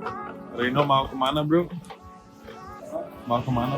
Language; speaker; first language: Indonesian; non-native, local second language; English